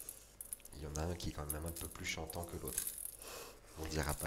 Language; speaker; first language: French; native; French